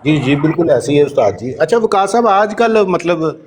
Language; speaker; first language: Urdu; non-native, local second language; Punjabi